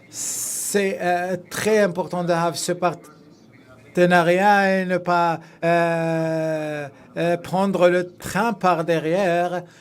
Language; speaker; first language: French; non-native, fluent; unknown